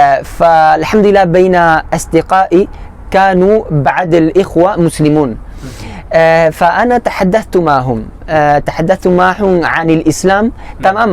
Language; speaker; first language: Arabic; non-native, learner; Spanish